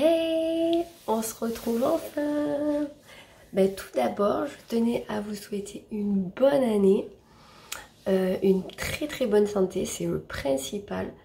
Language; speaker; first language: French; native; French